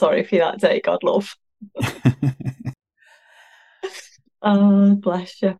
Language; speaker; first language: English; native; English